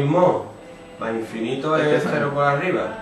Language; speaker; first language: Spanish; native; Spanish